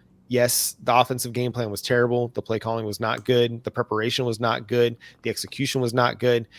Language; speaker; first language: English; native; English